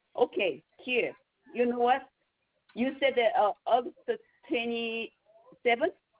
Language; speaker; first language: English; non-native, learner; Korean